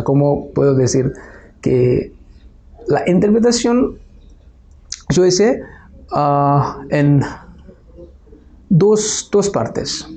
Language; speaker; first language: Spanish; non-native, fluent; Bangla